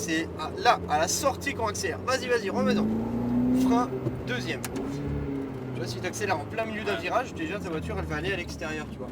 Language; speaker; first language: French; native; French